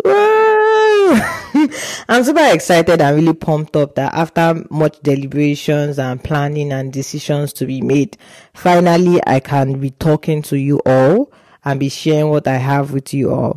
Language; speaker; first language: English; non-native, local second language; Yoruba